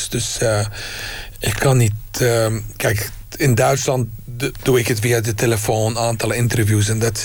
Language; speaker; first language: Dutch; non-native, fluent; Arabic